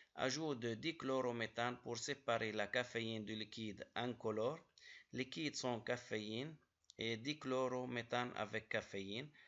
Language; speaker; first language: French; non-native, local second language; Arabic